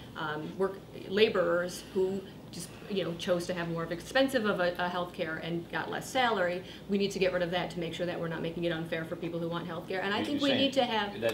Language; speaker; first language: English; native; English